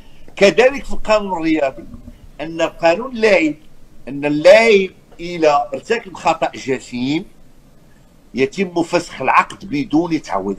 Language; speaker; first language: Arabic; native; Arabic